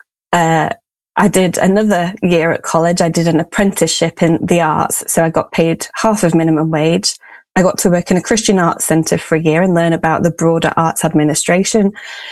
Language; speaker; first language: English; native; English